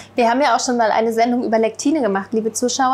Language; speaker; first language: German; native; German